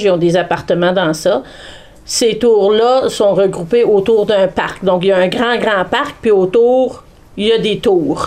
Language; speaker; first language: French; native; French